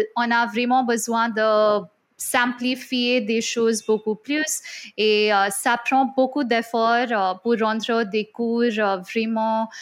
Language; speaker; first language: French; non-native, fluent; Hindi